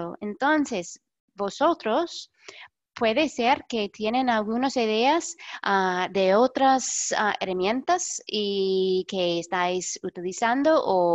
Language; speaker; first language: Spanish; non-native, fluent; English